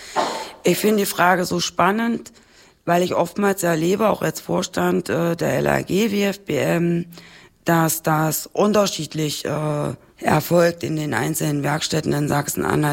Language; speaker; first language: German; native; German